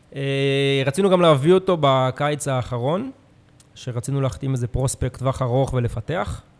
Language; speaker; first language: Hebrew; native; Hebrew